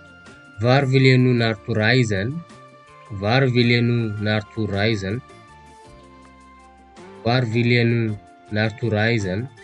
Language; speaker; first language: Dutch; non-native, fluent; Tigrinya